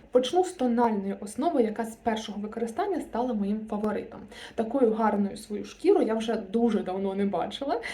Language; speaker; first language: Ukrainian; non-native, local second language; Russian